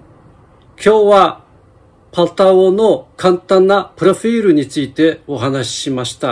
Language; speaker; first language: Japanese; non-native, fluent; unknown